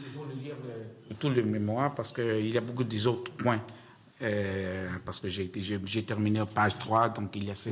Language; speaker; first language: French; non-native, learner; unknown